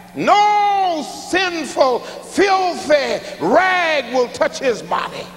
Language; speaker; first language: English; native; English